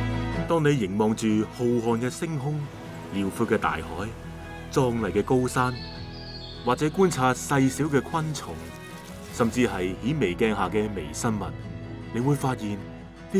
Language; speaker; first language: Cantonese; native; Cantonese